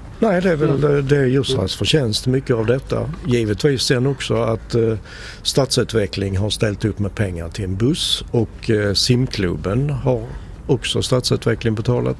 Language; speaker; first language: Swedish; native; Swedish